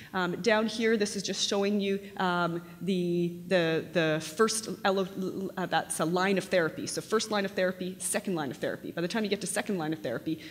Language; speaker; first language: English; native; English